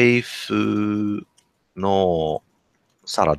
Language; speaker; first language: Japanese; non-native, learner; English